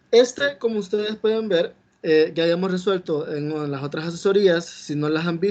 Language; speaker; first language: Spanish; native; Spanish